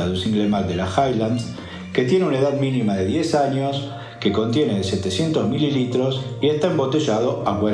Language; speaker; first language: Spanish; native; Spanish